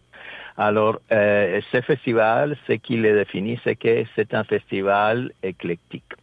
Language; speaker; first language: French; non-native, fluent; Spanish